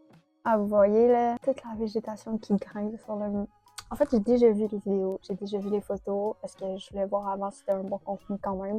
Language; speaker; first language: French; native; French